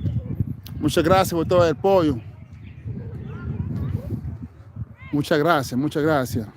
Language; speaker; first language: Spanish; non-native, fluent; English